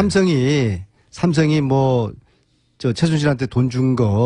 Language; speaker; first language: Korean; native; Korean